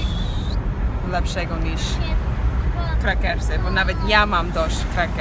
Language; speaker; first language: Polish; non-native, fluent; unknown